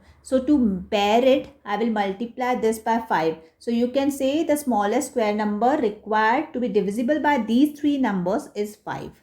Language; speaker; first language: English; non-native, local second language; Hindi